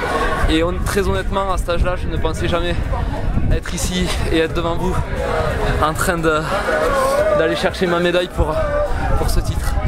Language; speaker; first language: French; native; French